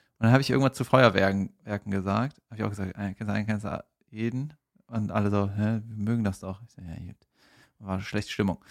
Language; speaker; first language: German; native; German